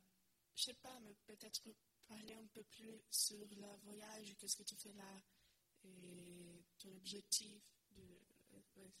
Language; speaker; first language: French; non-native, learner; Portuguese